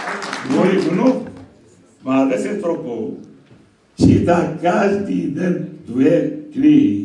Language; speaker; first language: Slovak; non-native, fluent; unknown